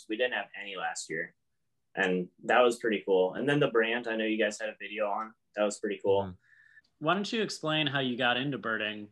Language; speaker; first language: English; native; English